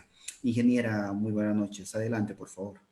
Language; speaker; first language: Spanish; native; Spanish